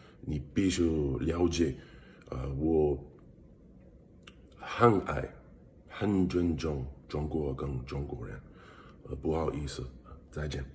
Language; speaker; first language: Chinese; non-native, learner; English